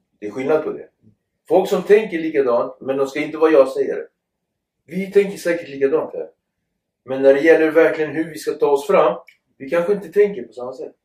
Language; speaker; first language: Swedish; early bilingual, other home language; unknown